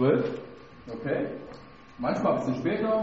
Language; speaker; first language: German; native; German